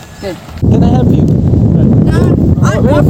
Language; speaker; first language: English; non-native, learner; Indonesian